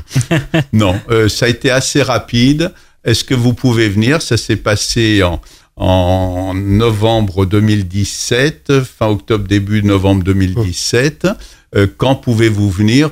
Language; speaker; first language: French; native; French